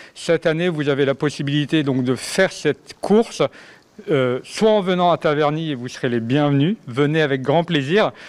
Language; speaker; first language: French; native; French